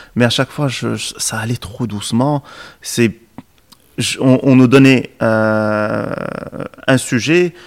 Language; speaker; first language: French; non-native, local second language; Arabic